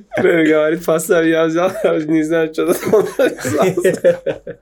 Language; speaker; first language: Russian; non-native, local second language; Tajik